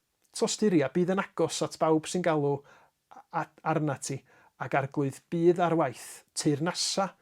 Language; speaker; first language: Welsh; native; Welsh